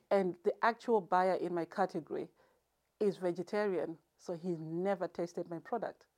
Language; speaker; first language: English; non-native, local second language; Shona